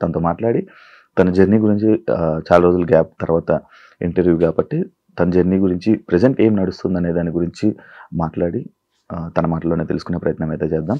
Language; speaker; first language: Telugu; native; Telugu